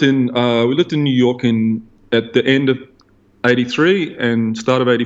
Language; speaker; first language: English; native; English